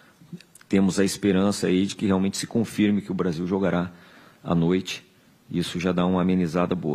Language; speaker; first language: Portuguese; native; Portuguese